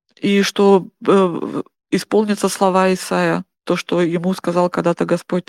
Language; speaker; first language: Russian; non-native, fluent; German